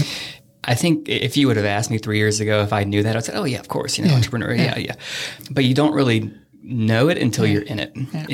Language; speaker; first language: English; native; English